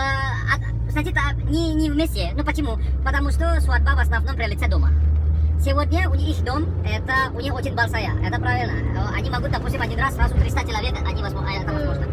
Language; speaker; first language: Russian; non-native, learner; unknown